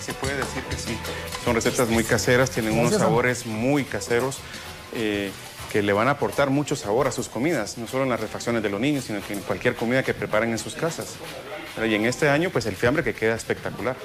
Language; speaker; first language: Spanish; native; Spanish